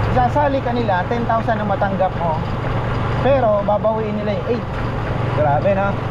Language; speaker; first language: Filipino; non-native, local second language; Bikol